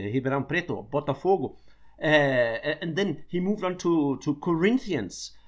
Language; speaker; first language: English; non-native, fluent; Danish